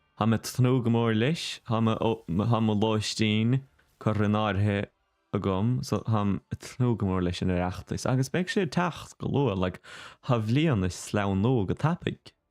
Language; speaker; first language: Irish; native; Irish